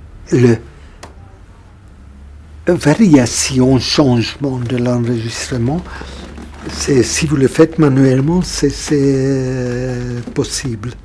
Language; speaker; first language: French; non-native, fluent; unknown